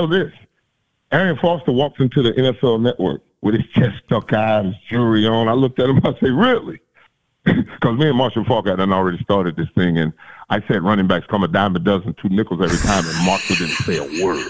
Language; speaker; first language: English; native; English